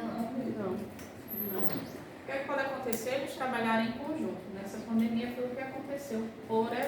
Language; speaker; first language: Portuguese; native; Portuguese